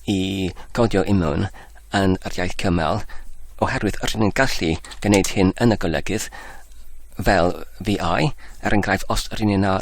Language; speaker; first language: Welsh; non-native, learner; English